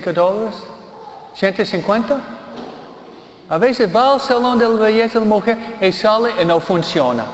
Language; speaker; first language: Spanish; non-native, fluent; English